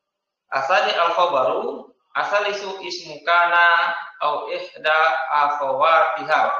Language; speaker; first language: Arabic; non-native, fluent; Indonesian